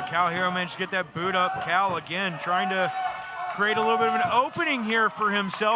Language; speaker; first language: English; native; English